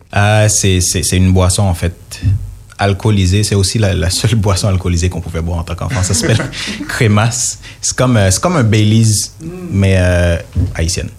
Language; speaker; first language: French; native; French